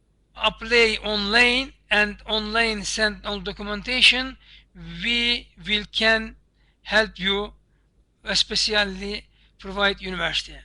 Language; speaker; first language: English; non-native, learner; Turkish